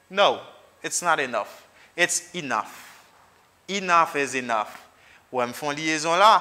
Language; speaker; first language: English; non-native, fluent; Haitian Creole